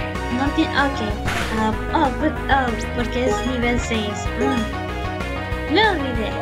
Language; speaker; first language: Spanish; early bilingual, heritage; Spanish